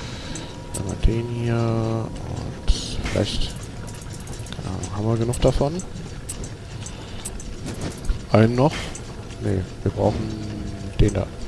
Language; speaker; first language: German; native; German